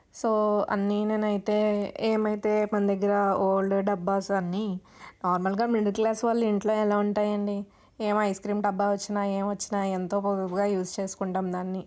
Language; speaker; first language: Telugu; non-native, local second language; Urdu